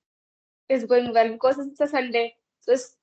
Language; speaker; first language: English; non-native, local second language; Hindi